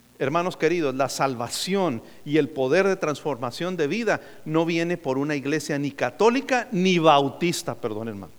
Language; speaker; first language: Spanish; native; Spanish